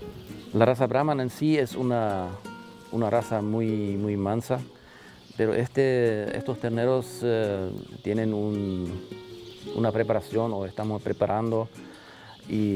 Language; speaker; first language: Spanish; non-native, local second language; German